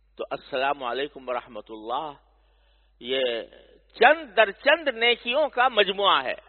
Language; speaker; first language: Urdu; native; Urdu